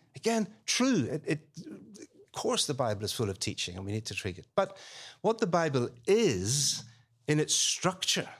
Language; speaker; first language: English; native; English